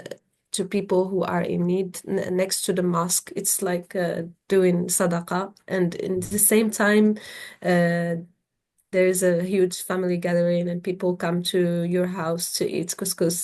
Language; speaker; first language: English; non-native, fluent; Arabic